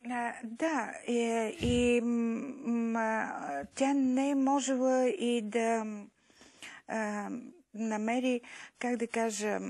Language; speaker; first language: Bulgarian; native; Bulgarian